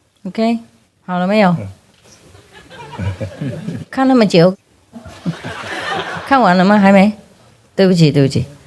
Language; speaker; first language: Chinese; non-native, fluent; Vietnamese